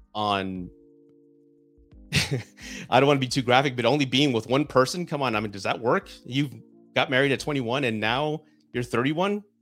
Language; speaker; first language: English; native; English